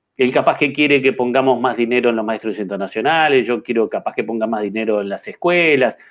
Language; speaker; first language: Spanish; native; Spanish